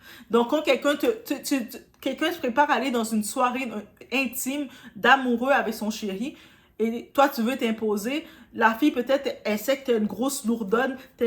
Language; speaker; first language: French; native; French